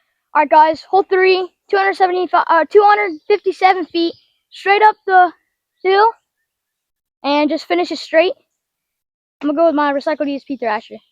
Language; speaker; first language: English; native; English